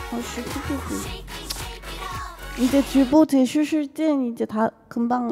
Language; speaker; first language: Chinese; non-native, learner; Korean